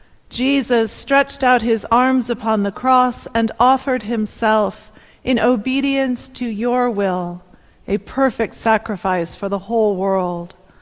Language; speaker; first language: English; native; English